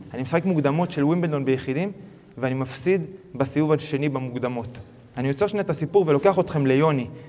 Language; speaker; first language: Hebrew; early bilingual, other home language; Spanish